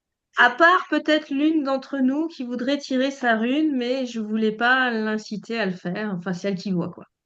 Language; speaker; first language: French; native; French